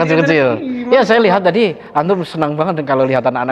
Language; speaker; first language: Indonesian; native; Indonesian